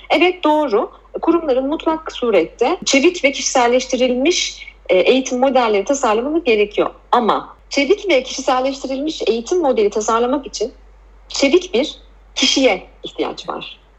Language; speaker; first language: Turkish; native; Turkish